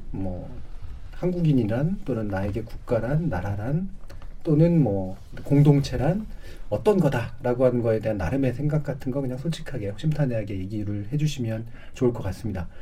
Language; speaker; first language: Korean; native; Korean